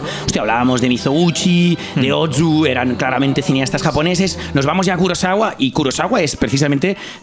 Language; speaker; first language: Spanish; non-native, local second language; Catalan